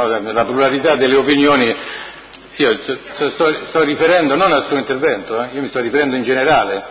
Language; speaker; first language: Italian; native; Italian